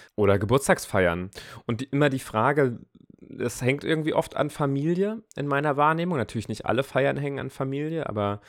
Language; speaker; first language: German; non-native, fluent; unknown